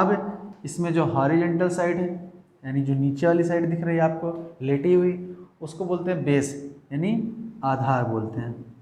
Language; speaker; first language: Hindi; native; Hindi